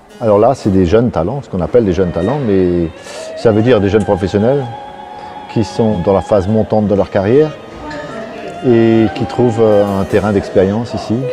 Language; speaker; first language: French; native; French